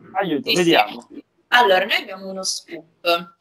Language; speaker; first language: Italian; non-native, fluent; Russian